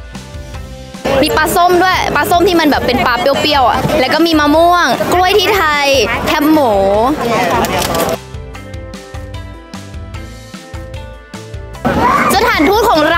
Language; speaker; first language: Thai; native; Thai